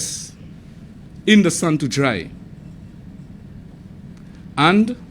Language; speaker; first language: English; non-native, local second language; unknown